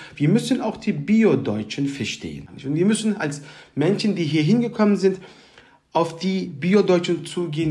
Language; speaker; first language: German; early bilingual, other home language; Turkish